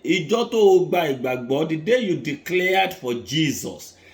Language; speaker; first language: English; non-native, local second language; Yoruba